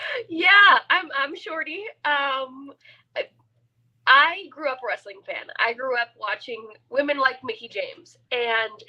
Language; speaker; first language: English; native; English